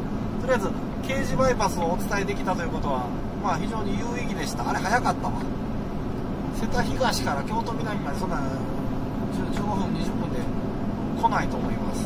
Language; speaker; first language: Japanese; native; Japanese